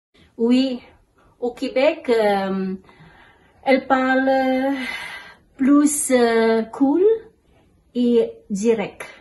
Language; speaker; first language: French; non-native, learner; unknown